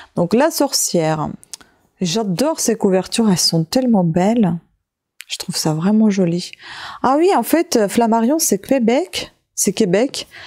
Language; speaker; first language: French; native; French